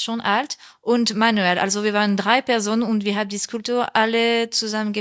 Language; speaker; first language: German; non-native, fluent; French